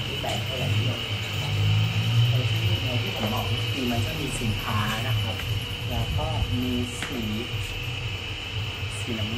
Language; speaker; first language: Thai; non-native, fluent; Vietnamese